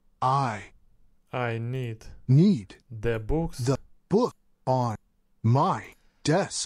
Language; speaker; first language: English; non-native, learner; Russian